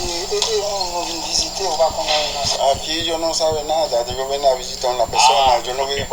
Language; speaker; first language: Spanish; non-native, learner; Haitian Creole